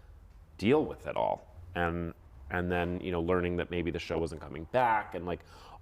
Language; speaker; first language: English; native; English